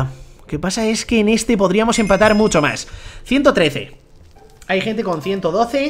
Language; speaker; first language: Spanish; native; Spanish